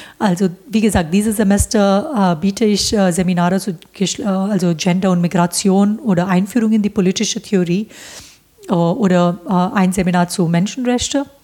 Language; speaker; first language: German; non-native, fluent; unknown